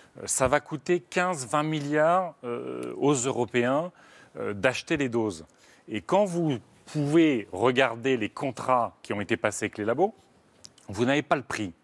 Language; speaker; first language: French; native; French